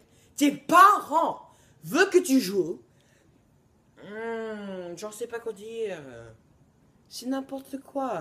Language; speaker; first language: French; non-native, learner; English